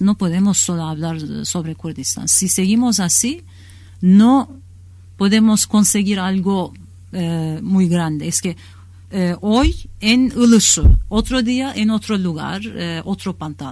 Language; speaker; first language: Spanish; non-native, learner; Kurdish